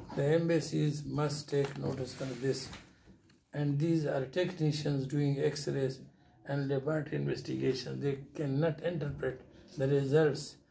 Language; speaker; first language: English; non-native, local second language; Urdu